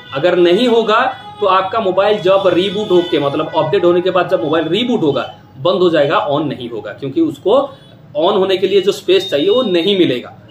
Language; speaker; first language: Hindi; non-native, local second language; Odia